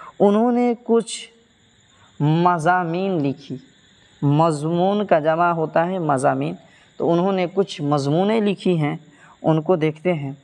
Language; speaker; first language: Urdu; native; Urdu